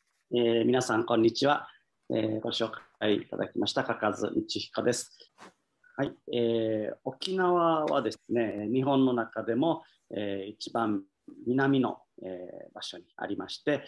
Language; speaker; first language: Japanese; native; Japanese